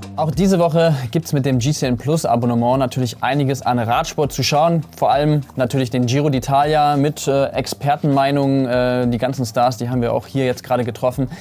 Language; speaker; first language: German; native; German